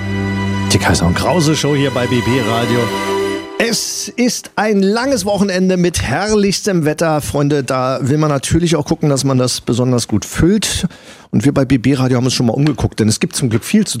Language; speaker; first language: German; native; German